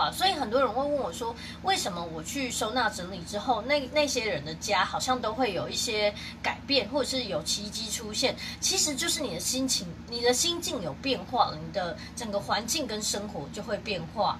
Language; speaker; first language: Chinese; native; Chinese